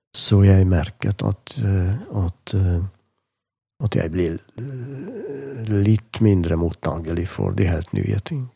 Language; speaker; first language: Norwegian; non-native, fluent; Hungarian